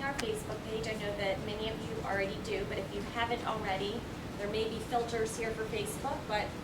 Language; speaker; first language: English; native; English